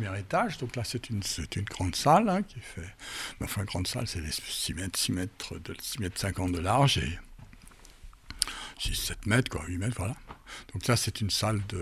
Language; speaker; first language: French; native; French